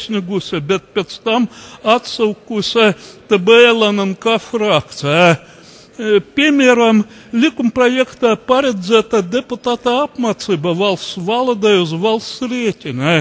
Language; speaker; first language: Latvian; non-native, local second language; Russian